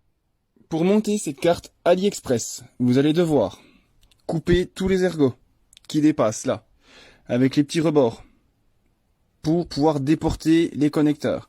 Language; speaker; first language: French; native; French